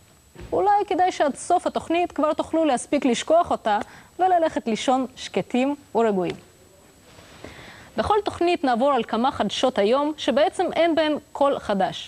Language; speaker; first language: Hebrew; non-native, local second language; Russian